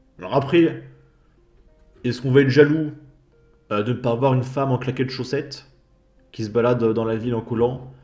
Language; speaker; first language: French; native; French